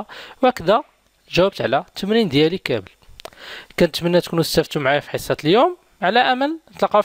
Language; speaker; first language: Arabic; native; Arabic